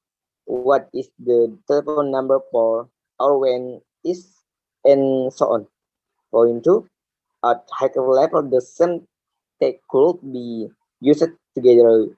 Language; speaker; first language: English; non-native, learner; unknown